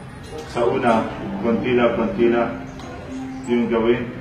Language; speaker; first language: Filipino; non-native, learner; Arabic